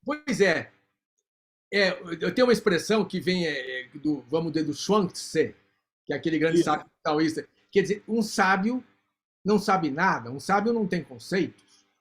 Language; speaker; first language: Portuguese; native; Portuguese